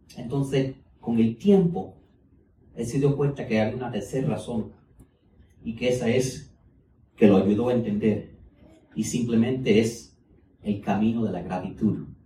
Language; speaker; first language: Spanish; early bilingual, heritage; Spanish